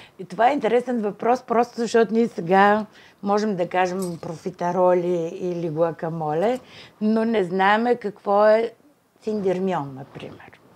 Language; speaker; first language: Bulgarian; native; Bulgarian